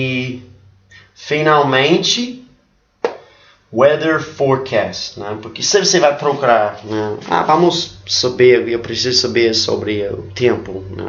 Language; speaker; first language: Portuguese; non-native, fluent; English